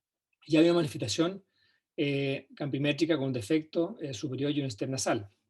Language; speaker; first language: Spanish; native; Spanish